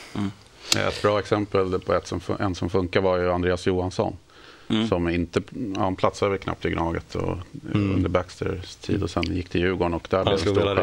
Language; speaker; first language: Swedish; native; Swedish